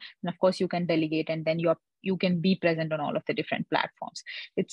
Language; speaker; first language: English; non-native, local second language; Hindi